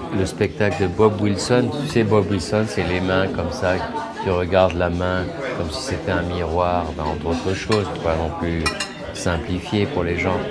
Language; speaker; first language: French; early bilingual, other home language; Spanish